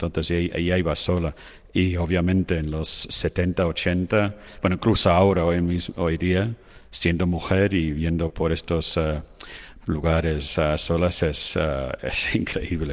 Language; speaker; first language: Spanish; non-native, fluent; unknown